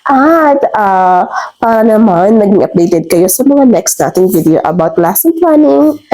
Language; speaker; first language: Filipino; native; Filipino